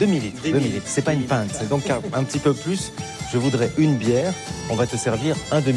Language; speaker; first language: French; native; French